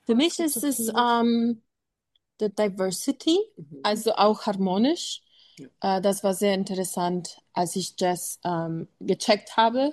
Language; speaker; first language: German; non-native, learner; English